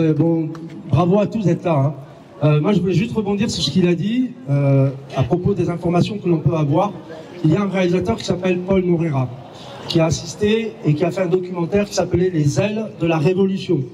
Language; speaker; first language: French; native; French